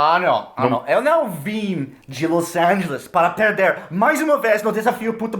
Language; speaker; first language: Portuguese; non-native, fluent; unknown